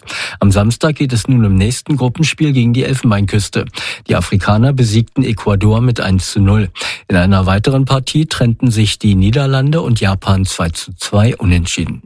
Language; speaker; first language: German; native; German